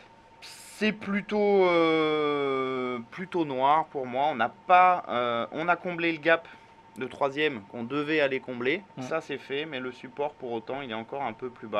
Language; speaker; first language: French; native; French